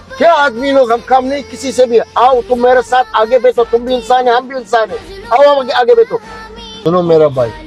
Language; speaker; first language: Hindi; non-native, learner; Arabic